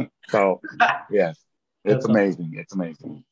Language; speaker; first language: English; early bilingual, other home language; Spanish